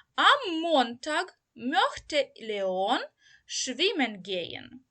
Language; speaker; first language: German; non-native, learner; Ukrainian